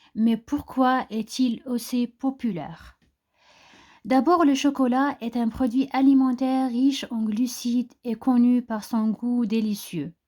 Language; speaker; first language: French; non-native, local second language; Arabic